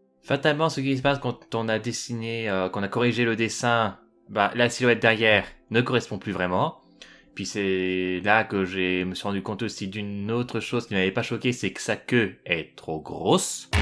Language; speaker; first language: French; native; French